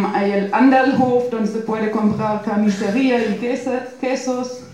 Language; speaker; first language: Spanish; non-native, fluent; German